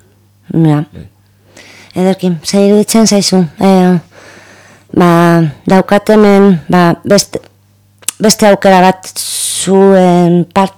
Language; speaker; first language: Basque; non-native, local second language; Spanish